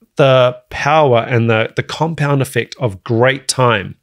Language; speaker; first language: English; native; English